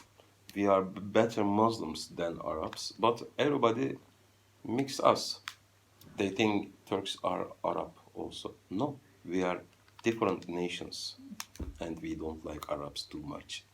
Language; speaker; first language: English; non-native, fluent; Turkish